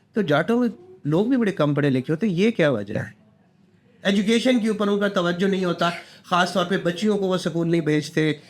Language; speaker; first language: Urdu; non-native, local second language; Punjabi